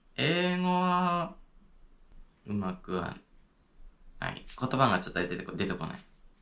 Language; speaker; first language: Japanese; early bilingual, heritage; Japanese